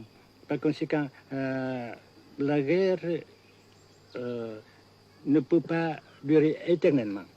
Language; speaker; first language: French; non-native, fluent; Vietnamese